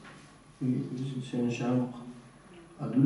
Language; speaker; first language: French; non-native, learner; Spanish